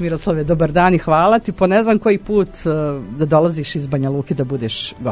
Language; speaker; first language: Croatian; native; Croatian